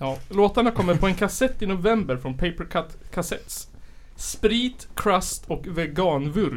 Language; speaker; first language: Swedish; native; Swedish